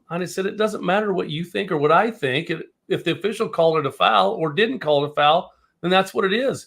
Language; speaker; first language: English; native; English